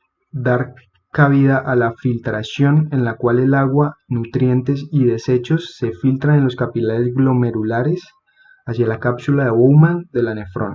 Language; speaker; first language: Spanish; native; Spanish